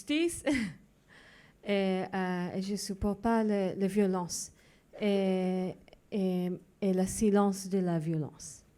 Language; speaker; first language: French; non-native, fluent; Hebrew